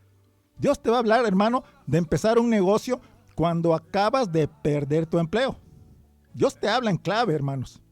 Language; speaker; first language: Spanish; native; Spanish